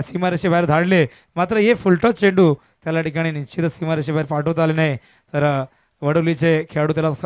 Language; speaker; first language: Marathi; native; Marathi